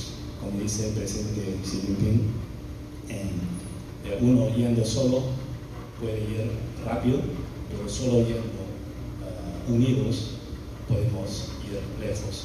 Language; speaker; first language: Spanish; non-native, fluent; Chinese